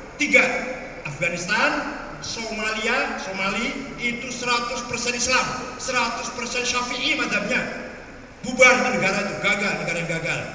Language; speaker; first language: Malay; non-native, local second language; Javanese